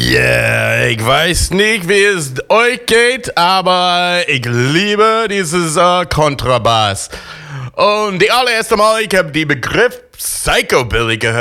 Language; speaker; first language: German; non-native, fluent; English